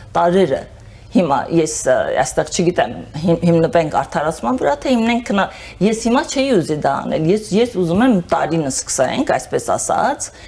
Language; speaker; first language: Armenian; early bilingual, heritage; Armenian